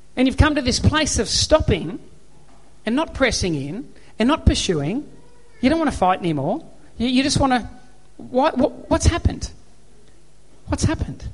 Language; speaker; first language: English; native; English